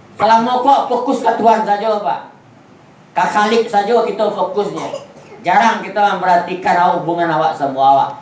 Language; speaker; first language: Malay; non-native, local second language; Minangkabau